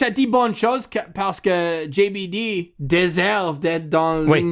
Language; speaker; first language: French; non-native, learner; English